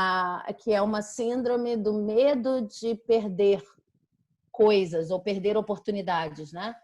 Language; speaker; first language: Portuguese; native; Portuguese